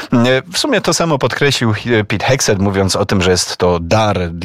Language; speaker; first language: Polish; native; Polish